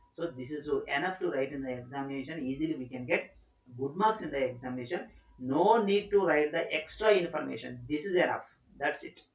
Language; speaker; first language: English; non-native, local second language; Telugu